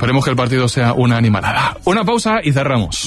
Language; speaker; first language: Spanish; native; Spanish